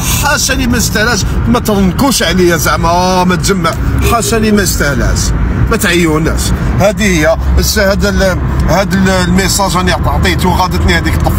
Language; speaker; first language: Arabic; native; Arabic